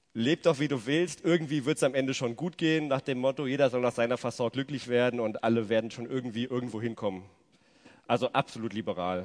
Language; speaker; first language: German; native; German